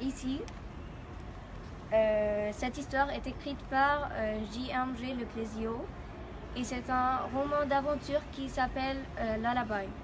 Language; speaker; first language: French; non-native, fluent; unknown